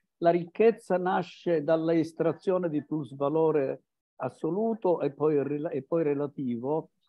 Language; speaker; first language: Italian; native; Italian